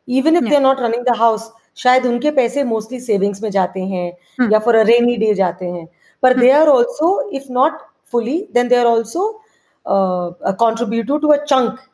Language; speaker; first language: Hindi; non-native, local second language; Marwari